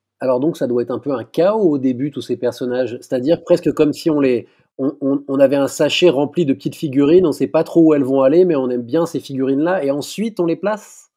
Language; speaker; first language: French; native; French